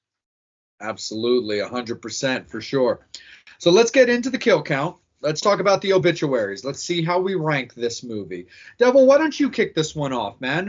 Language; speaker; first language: English; native; English